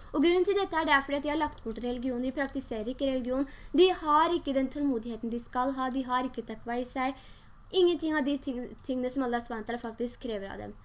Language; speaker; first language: Norwegian; early bilingual, other home language; Urdu